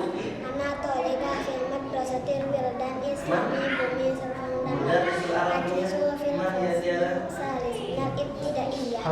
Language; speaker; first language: Arabic; non-native, learner; Indonesian